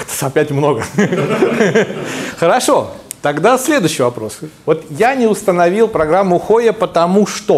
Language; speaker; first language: Russian; native; Russian